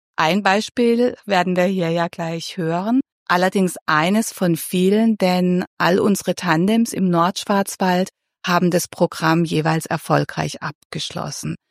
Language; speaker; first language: German; native; German